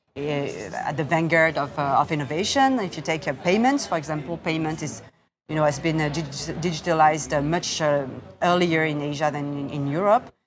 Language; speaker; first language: English; non-native, fluent; Korean